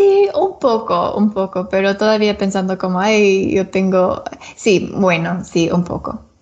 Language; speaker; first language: Spanish; non-native, learner; English